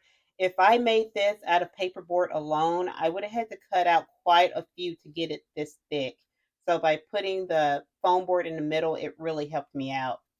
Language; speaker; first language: English; native; English